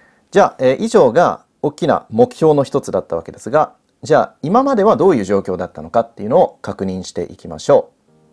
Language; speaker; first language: Japanese; early bilingual, heritage; Japanese